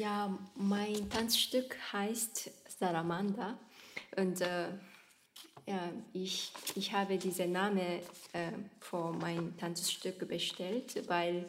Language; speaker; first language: German; non-native, learner; Japanese